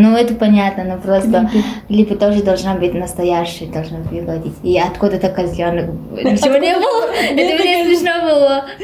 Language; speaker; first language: Russian; non-native, learner; Japanese